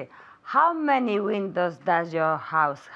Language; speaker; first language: English; non-native, learner; Spanish